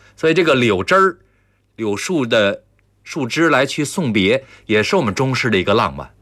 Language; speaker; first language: Chinese; native; Chinese